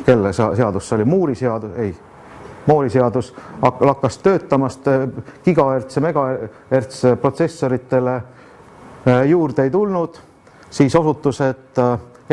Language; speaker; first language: Estonian; native; Estonian